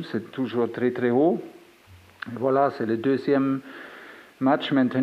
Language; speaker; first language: French; non-native, fluent; German